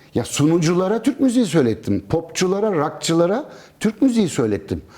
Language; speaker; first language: Turkish; native; Turkish